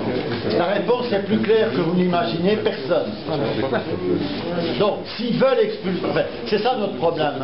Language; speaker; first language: French; native; French